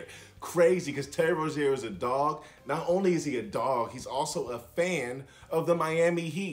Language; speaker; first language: English; native; English